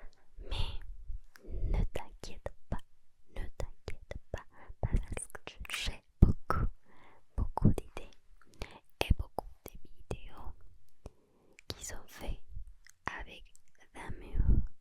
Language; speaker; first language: French; non-native, learner; Spanish